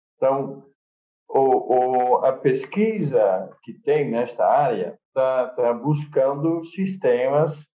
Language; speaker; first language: Portuguese; non-native, fluent; Dutch